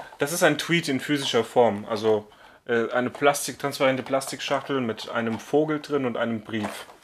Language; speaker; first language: German; native; German